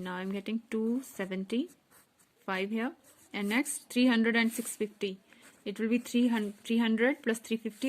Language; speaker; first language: English; non-native, local second language; Hindi